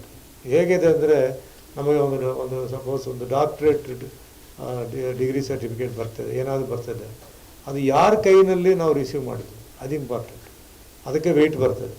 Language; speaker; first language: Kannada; non-native, local second language; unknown